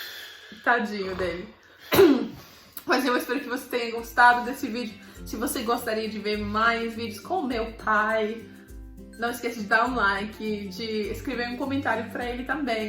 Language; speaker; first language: Portuguese; non-native, fluent; English